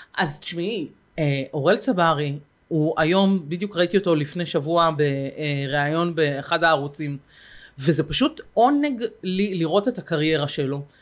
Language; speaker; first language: Hebrew; native; Hebrew